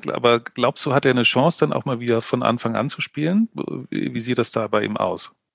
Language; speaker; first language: German; native; German